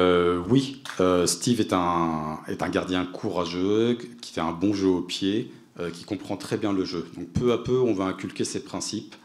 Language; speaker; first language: French; native; French